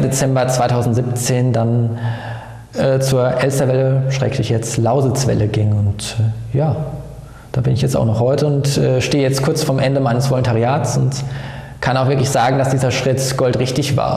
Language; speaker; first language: German; native; German